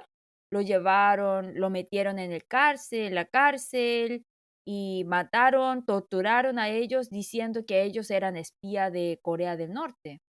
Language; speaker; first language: Spanish; non-native, fluent; Korean